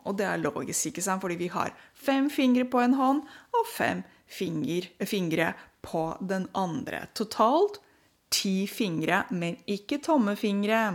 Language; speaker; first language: Norwegian; non-native, fluent; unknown